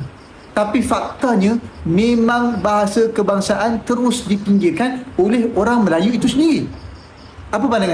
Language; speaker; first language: Malay; native; Malay